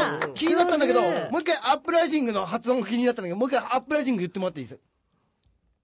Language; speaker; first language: Japanese; native; Japanese